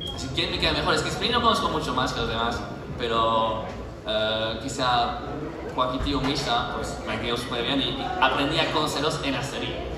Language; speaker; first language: Spanish; non-native, fluent; French